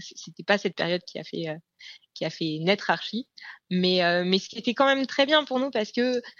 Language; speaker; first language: French; native; French